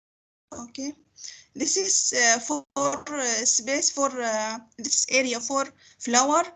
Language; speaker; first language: English; non-native, learner; Arabic